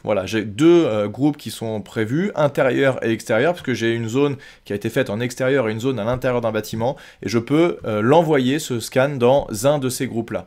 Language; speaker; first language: French; native; French